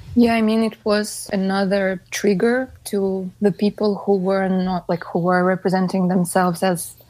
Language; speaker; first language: English; non-native, fluent; Russian